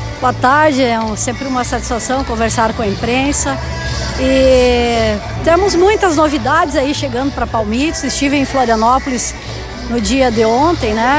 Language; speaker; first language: Portuguese; native; Portuguese